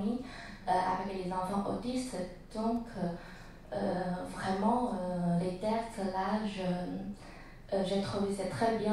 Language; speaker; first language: French; non-native, learner; Chinese